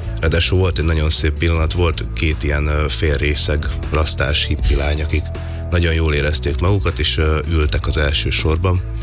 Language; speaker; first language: Hungarian; native; Hungarian